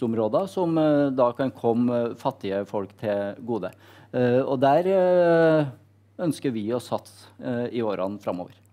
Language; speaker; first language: Norwegian; native; Norwegian